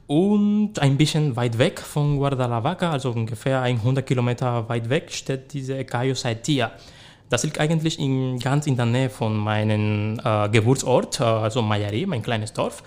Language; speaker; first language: German; non-native, learner; Spanish